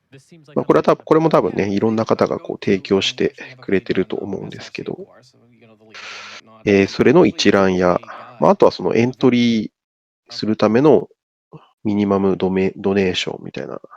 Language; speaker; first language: Japanese; native; Japanese